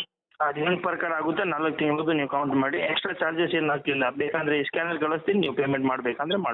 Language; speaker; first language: Kannada; non-native, fluent; Hindi